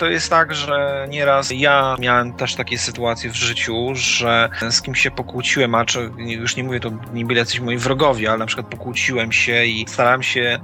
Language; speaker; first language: Polish; native; Polish